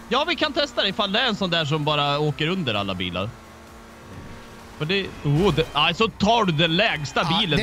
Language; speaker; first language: Swedish; native; Swedish